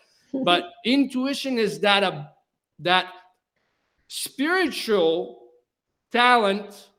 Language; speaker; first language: English; non-native, fluent; Bulgarian